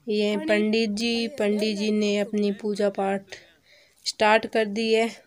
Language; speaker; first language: Hindi; native; Hindi